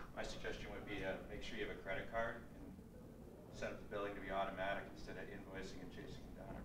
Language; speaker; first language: English; non-native, fluent; Polish